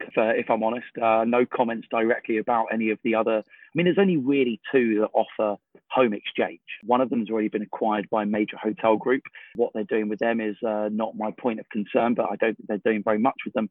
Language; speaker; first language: English; native; English